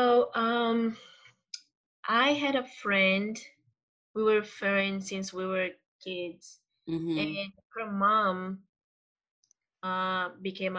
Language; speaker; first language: English; non-native, fluent; Portuguese